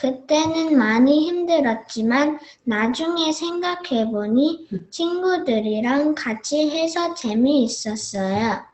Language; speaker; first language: Korean; early bilingual, heritage; Korean